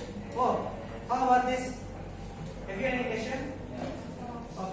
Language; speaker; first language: English; non-native, local second language; Indonesian